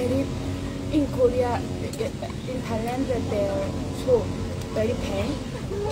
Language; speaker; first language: English; non-native, learner; Korean